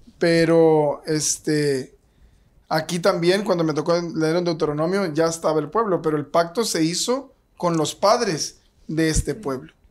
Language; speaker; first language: Spanish; native; Spanish